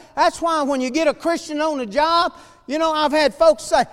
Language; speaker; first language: English; native; English